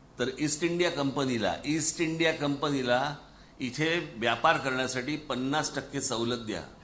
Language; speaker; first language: Marathi; native; Marathi